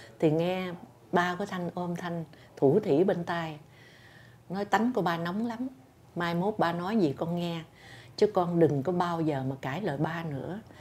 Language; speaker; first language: Vietnamese; native; Vietnamese